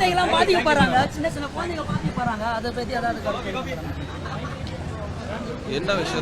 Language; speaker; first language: Tamil; native; Tamil